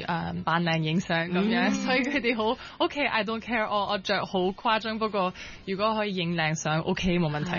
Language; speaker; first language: Cantonese; non-native, local second language; French